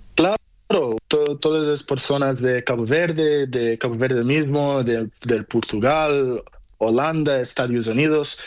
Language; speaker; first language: Spanish; non-native, learner; Portuguese